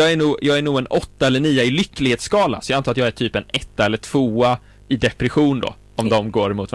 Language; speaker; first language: Swedish; native; Swedish